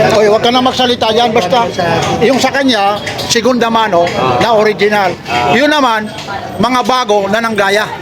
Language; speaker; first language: Filipino; non-native, local second language; Waray